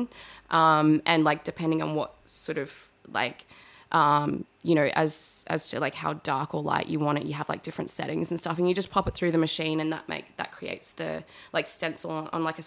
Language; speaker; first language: English; native; English